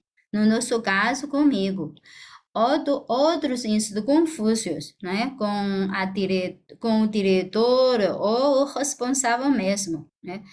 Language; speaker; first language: Portuguese; non-native, fluent; Chinese